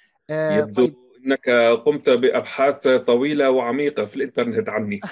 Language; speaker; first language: Arabic; non-native, fluent; German